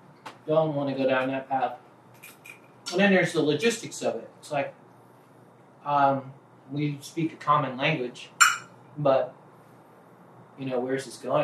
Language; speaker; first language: English; native; English